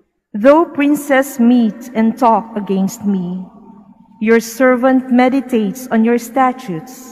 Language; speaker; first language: English; non-native, local second language; Filipino